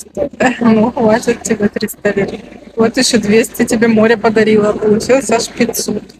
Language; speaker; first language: Russian; native; Russian